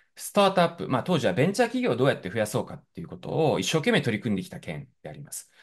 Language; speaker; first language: Japanese; native; Japanese